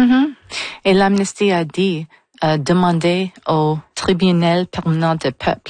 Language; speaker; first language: French; non-native, fluent; English